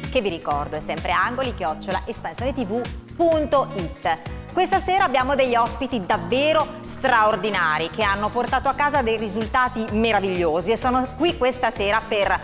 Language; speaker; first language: Italian; native; Italian